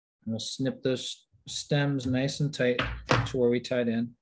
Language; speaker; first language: English; native; English